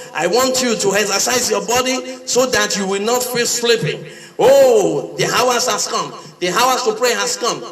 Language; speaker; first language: English; non-native, local second language; Yoruba